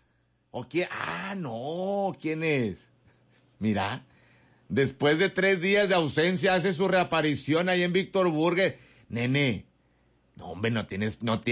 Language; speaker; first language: Spanish; native; Spanish